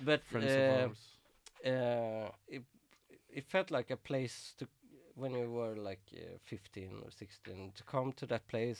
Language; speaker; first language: English; non-native, fluent; Swedish